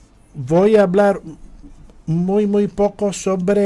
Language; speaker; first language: Spanish; non-native, fluent; Greek